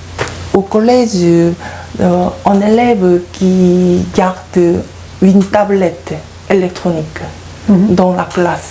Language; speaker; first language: French; non-native, learner; Korean